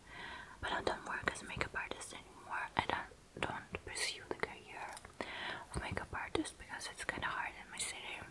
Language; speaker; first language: English; non-native, fluent; Russian